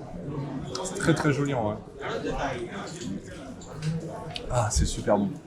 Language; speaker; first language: French; native; French